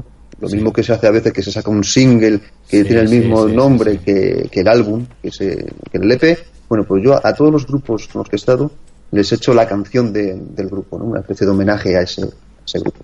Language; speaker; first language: Spanish; native; Spanish